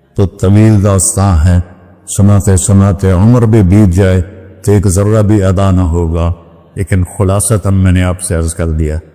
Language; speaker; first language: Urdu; non-native, local second language; Punjabi